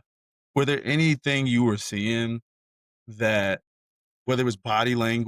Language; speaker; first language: English; native; English